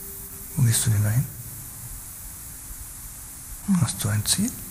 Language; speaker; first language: German; native; German